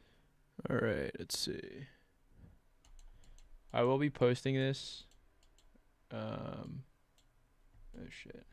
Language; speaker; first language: English; native; English